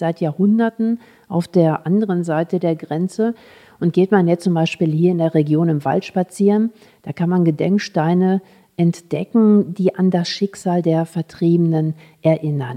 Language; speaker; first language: German; native; German